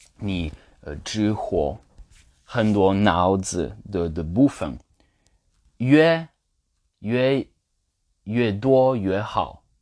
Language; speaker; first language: Chinese; non-native, learner; French